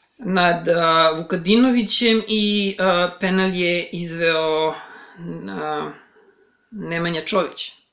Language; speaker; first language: Serbian; native; Serbian